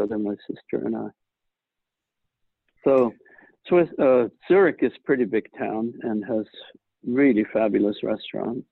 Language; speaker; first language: English; non-native, fluent; Swiss German